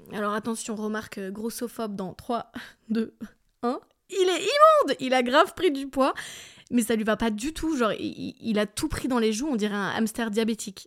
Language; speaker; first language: French; early bilingual, other home language; English